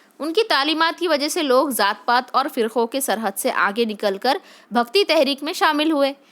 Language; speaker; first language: Urdu; native; Urdu